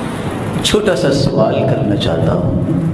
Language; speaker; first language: Urdu; native; Urdu